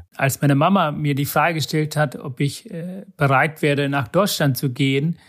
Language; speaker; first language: German; non-native, fluent; Sinhala